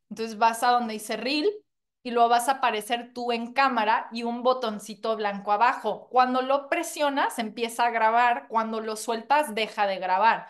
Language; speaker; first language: Spanish; non-native, fluent; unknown